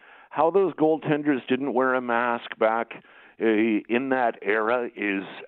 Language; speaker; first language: English; native; English